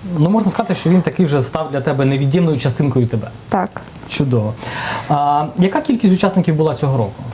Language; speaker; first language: Ukrainian; native; Ukrainian